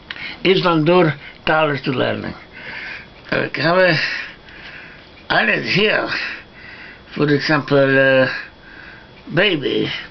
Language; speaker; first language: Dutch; non-native, learner; Spanish